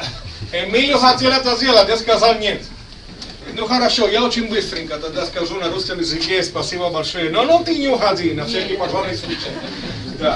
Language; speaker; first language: Russian; non-native, fluent; Spanish